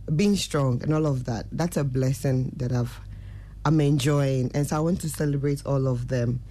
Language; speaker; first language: English; non-native, local second language; Akan